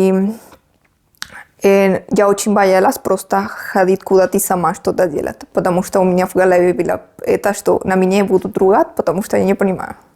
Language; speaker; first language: Russian; non-native, fluent; Spanish